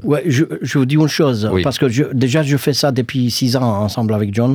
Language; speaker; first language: French; non-native, fluent; Romanian